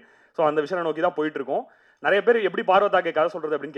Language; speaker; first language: Tamil; native; Tamil